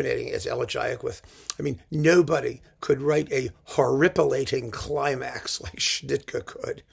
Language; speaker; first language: English; native; English